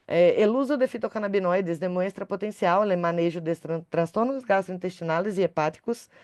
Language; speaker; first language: Spanish; non-native, learner; Portuguese